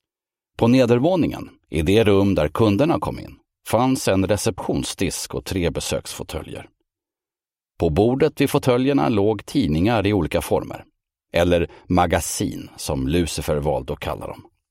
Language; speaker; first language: Swedish; native; Swedish